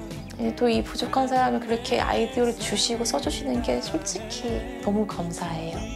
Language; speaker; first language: Korean; native; Korean